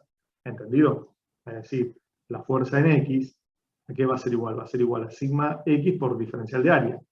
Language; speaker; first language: Spanish; native; Spanish